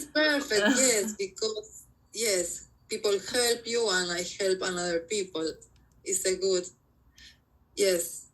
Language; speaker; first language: English; non-native, learner; Spanish